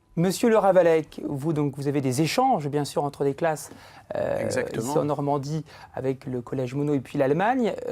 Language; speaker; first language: French; native; French